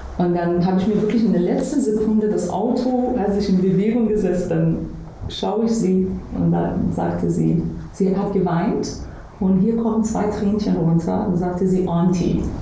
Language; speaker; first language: German; non-native, fluent; Persian